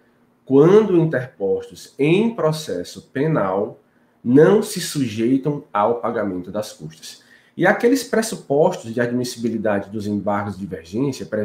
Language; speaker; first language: Portuguese; native; Portuguese